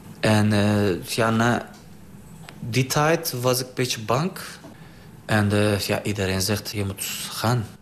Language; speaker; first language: Dutch; non-native, learner; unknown